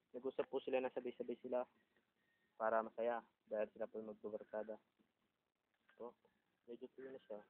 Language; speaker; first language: Filipino; native; Filipino